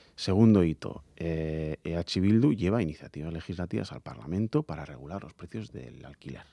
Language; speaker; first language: Spanish; native; Spanish